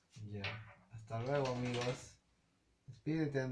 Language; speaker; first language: Spanish; native; Spanish